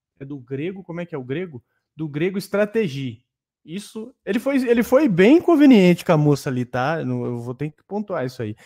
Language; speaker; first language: Portuguese; native; Portuguese